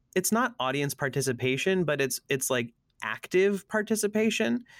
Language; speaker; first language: English; native; English